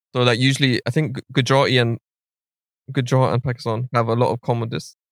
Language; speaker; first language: English; native; English